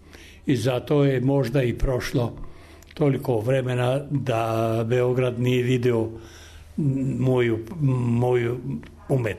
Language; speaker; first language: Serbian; non-native, local second language; Albanian